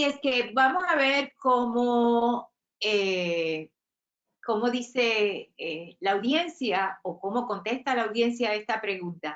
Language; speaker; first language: Spanish; native; Spanish